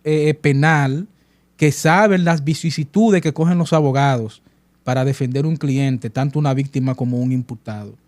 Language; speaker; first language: Spanish; native; Spanish